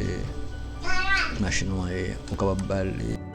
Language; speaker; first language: French; non-native, learner; Haitian Creole